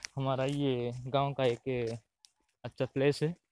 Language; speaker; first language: Hindi; non-native, local second language; Odia